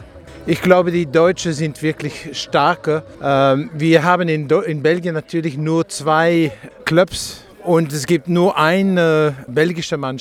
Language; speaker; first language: German; non-native, fluent; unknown